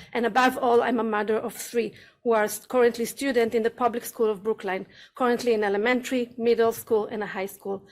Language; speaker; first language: English; non-native, learner; Hebrew